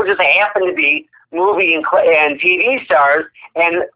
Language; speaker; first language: English; native; English